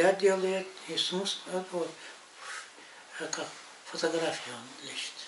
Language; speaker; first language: Russian; non-native, local second language; Yakut